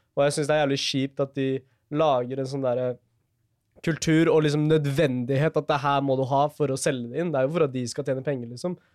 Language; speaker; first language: Norwegian; native; Norwegian